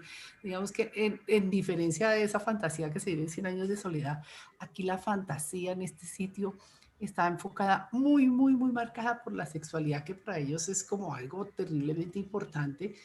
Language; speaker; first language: Spanish; native; Spanish